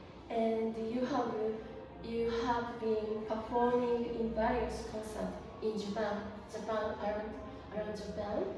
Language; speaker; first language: English; non-native, learner; Japanese